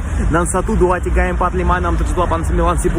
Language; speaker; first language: Indonesian; non-native, learner; Russian